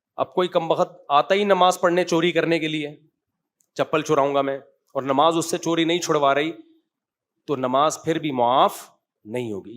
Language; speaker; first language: Urdu; native; Urdu